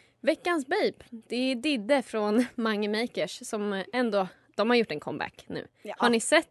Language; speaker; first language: Swedish; native; Swedish